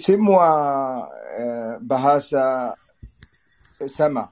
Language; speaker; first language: Indonesian; non-native, learner; Arabic